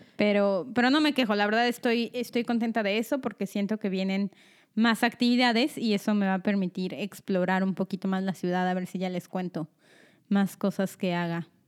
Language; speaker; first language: Spanish; native; Spanish